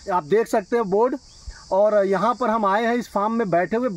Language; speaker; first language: Hindi; native; Hindi